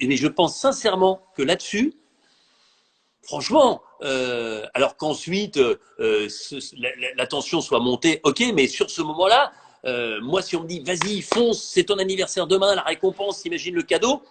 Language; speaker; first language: French; native; French